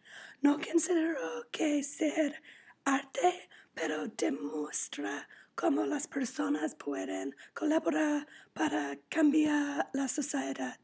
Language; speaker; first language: Spanish; non-native, learner; English